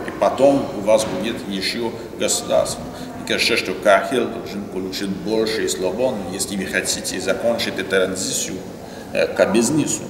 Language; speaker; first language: Russian; non-native, learner; French